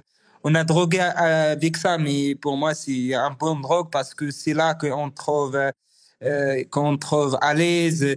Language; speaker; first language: French; non-native, learner; Arabic